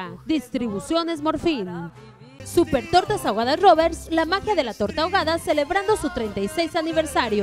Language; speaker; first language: Spanish; native; Spanish